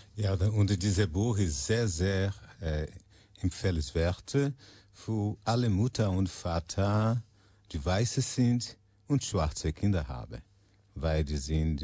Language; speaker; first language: German; non-native, learner; Portuguese